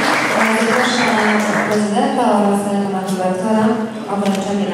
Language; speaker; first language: Polish; native; Polish